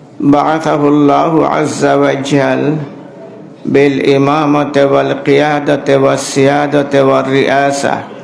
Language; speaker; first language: Arabic; non-native, fluent; Bangla